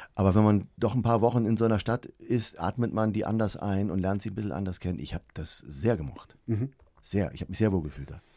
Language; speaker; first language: German; native; German